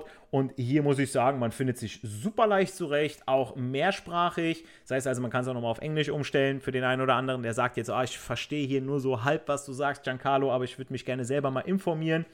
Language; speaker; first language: German; native; German